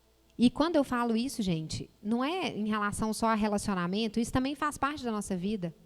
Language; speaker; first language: Portuguese; native; Portuguese